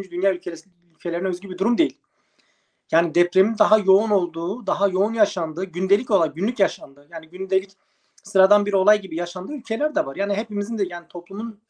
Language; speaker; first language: Turkish; native; Turkish